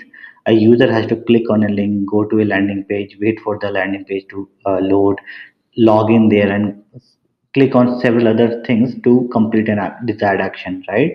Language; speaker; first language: English; non-native, local second language; Hindi